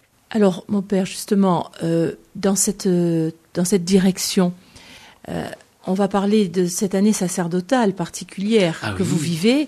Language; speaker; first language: French; native; French